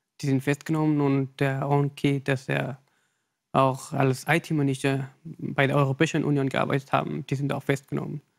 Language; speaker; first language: German; non-native, learner; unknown